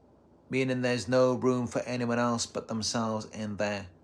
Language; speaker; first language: English; native; English